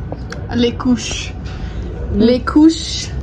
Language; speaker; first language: French; non-native, learner; English